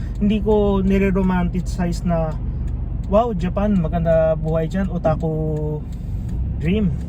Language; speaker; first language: Filipino; native; Filipino